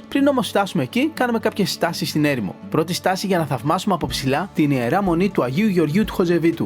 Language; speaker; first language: Greek; native; Greek